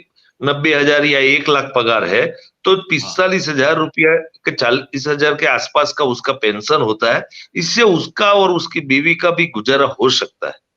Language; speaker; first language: Hindi; non-native, local second language; Gujarati